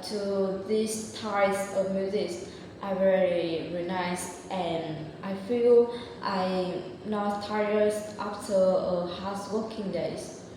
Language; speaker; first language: English; non-native, learner; Vietnamese